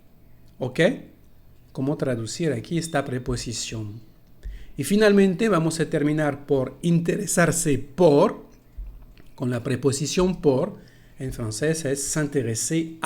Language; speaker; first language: Spanish; non-native, fluent; French